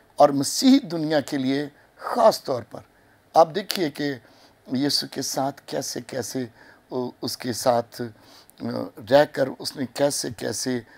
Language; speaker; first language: Urdu; non-native, local second language; Punjabi